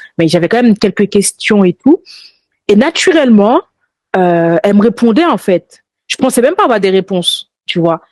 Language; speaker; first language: French; early bilingual, other home language; Haitian Creole